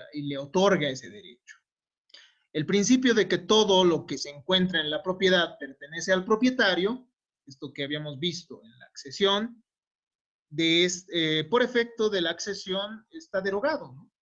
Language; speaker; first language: Spanish; native; Spanish